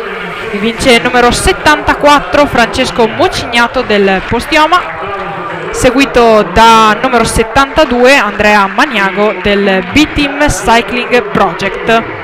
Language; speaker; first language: Italian; native; Italian